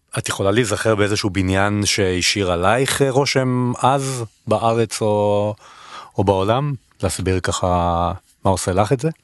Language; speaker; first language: Hebrew; native; Hebrew